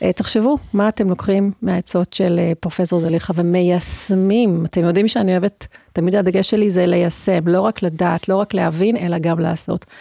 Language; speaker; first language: Hebrew; native; Hebrew